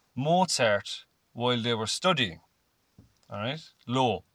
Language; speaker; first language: English; native; English